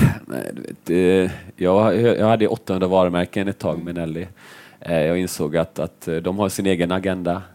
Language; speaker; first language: Swedish; early bilingual, other home language; Finnish